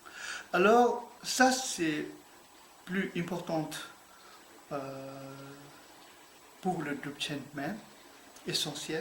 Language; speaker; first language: French; non-native, learner; Tibetan